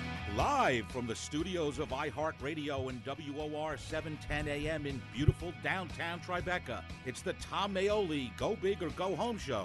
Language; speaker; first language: English; native; English